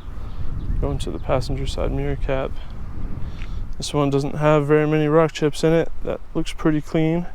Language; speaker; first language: English; native; English